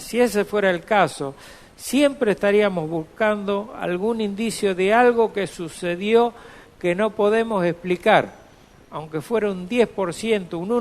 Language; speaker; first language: Spanish; native; Spanish